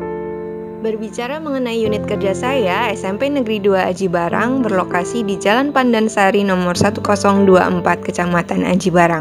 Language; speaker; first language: Indonesian; native; Indonesian